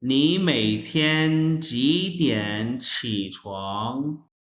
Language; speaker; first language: Chinese; non-native, fluent; Urdu